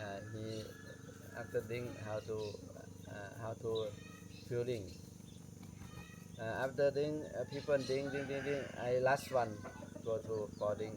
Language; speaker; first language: English; non-native, learner; Thai